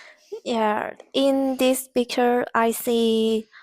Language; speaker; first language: English; non-native, learner; Vietnamese